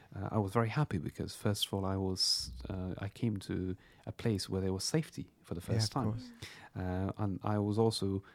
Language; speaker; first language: English; non-native, fluent; Persian